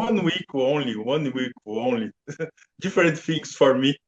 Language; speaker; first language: English; non-native, learner; Portuguese